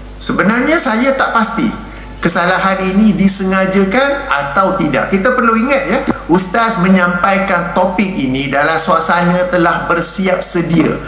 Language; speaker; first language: Malay; native; Malay